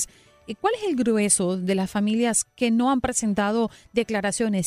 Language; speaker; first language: Spanish; native; Spanish